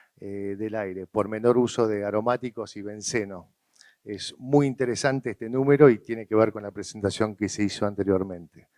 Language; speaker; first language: Spanish; native; Spanish